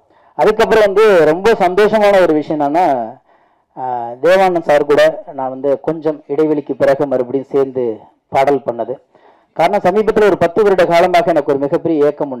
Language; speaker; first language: Tamil; native; Tamil